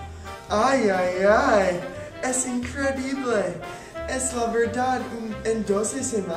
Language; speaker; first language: Spanish; non-native, learner; English